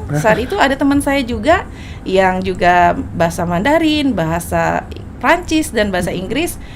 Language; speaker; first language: Indonesian; native; Indonesian